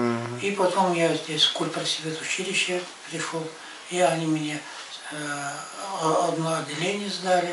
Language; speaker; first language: Russian; non-native, local second language; Yakut